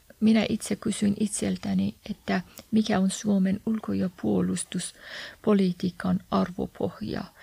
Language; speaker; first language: Finnish; non-native, fluent; Persian